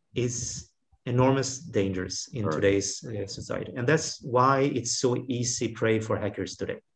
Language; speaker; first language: English; non-native, fluent; Swedish